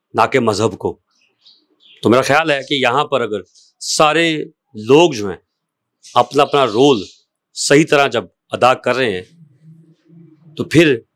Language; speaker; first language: Urdu; non-native, local second language; Punjabi